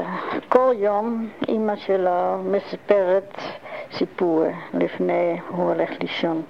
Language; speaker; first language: Hebrew; non-native, learner; Dutch